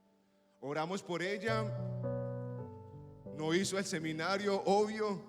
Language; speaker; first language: Spanish; native; Spanish